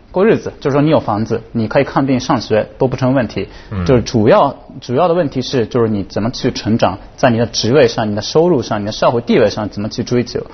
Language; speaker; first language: Chinese; non-native, fluent; Japanese